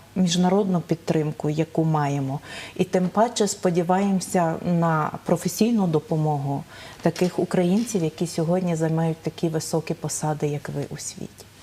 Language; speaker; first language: Ukrainian; native; Ukrainian